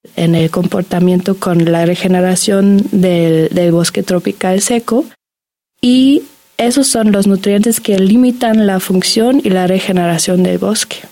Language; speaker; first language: Spanish; non-native, fluent; German